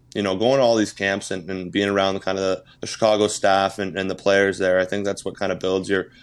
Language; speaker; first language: English; native; English